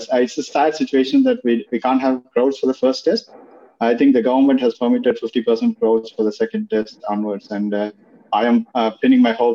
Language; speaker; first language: English; non-native, local second language; Tamil